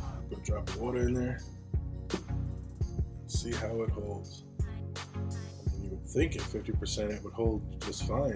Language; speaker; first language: English; native; English